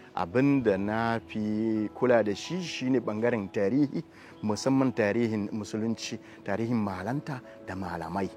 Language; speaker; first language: Hausa; non-native, fluent; Italian